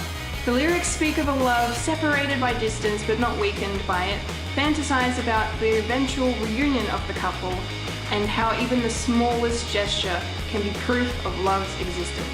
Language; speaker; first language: English; native; English